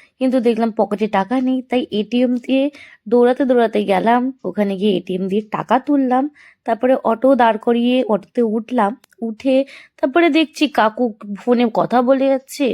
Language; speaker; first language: Bangla; non-native, local second language; Hindi